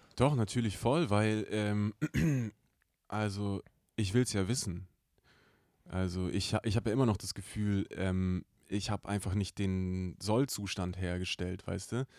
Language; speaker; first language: German; native; German